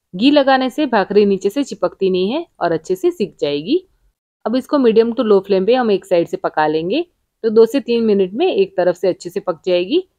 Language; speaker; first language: Hindi; non-native, local second language; Gujarati